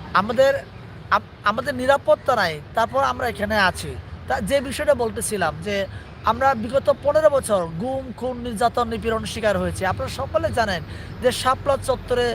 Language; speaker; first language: Bangla; non-native, local second language; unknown